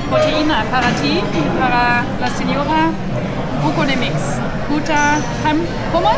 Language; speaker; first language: Spanish; non-native, learner; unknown